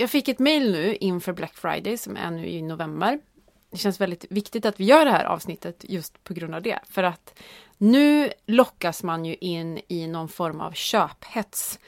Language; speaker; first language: Swedish; native; Swedish